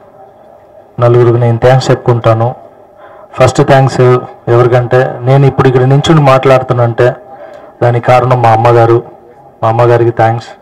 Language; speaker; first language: Telugu; non-native, fluent; Tamil